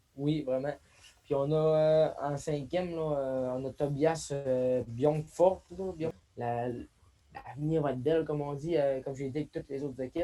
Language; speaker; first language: French; native; French